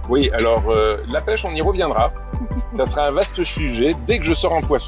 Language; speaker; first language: French; native; French